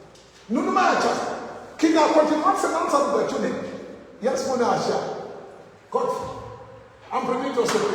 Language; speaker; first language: Romanian; non-native, learner; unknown